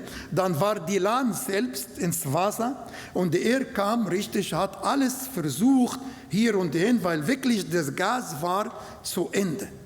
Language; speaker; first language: German; non-native, learner; Arabic